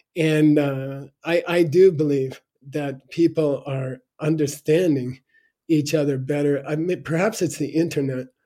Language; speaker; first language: English; native; English